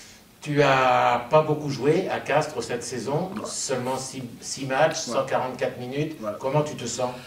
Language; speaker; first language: French; native; French